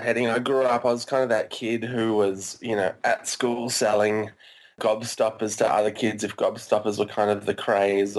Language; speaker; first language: English; native; English